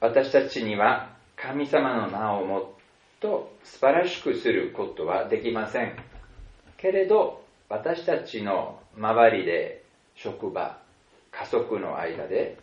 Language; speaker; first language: Japanese; non-native, fluent; German